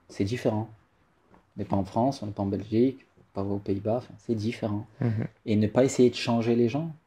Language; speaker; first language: French; native; French